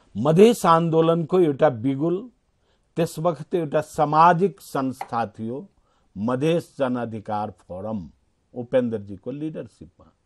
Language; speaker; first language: Nepali; non-native, local second language; Maithili